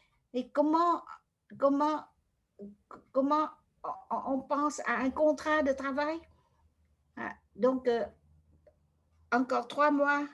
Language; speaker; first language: French; non-native, fluent; Vietnamese